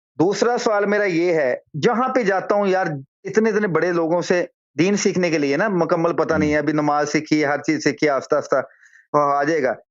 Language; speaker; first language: Urdu; non-native, local second language; Punjabi